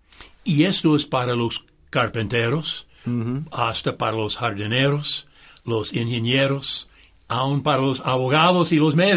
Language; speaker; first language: Spanish; non-native, fluent; English